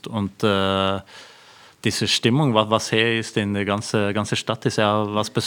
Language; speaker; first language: German; non-native, fluent; Norwegian